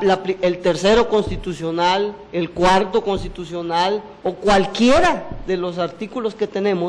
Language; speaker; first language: Spanish; native; Spanish